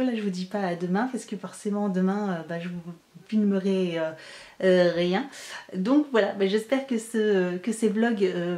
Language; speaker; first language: French; native; French